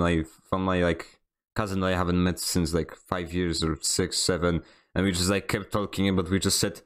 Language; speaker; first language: English; non-native, fluent; Polish